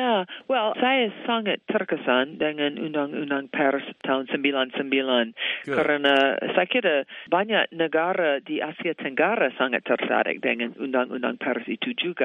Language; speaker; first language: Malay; non-native, fluent; English